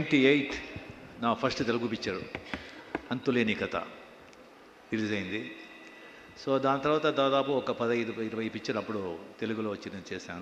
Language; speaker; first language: Telugu; non-native, fluent; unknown